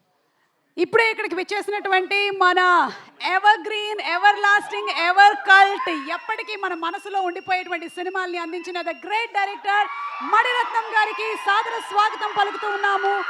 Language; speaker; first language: Telugu; native; Telugu